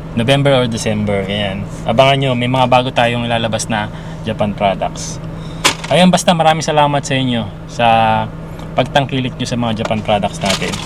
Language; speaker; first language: Filipino; native; Filipino